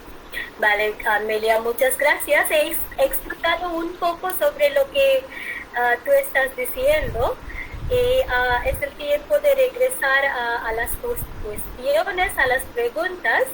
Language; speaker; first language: Spanish; non-native, fluent; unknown